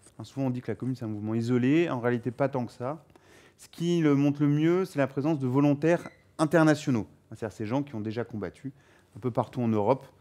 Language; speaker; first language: French; native; French